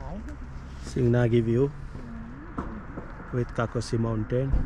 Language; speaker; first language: English; non-native, fluent; Nepali